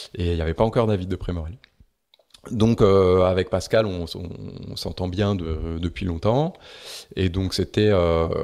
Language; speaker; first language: French; native; French